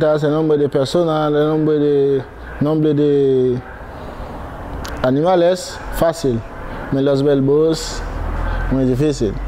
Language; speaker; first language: Spanish; non-native, learner; Haitian Creole